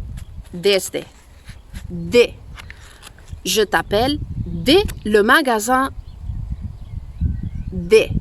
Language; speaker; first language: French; non-native, fluent; Spanish